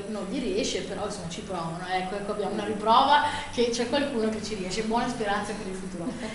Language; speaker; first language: Italian; native; Italian